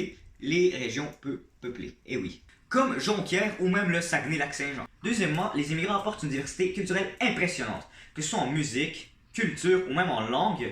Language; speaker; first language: French; native; French